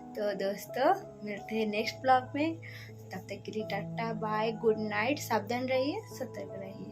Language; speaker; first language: Hindi; non-native, local second language; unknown